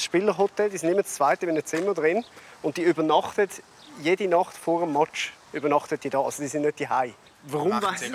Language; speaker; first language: German; native; German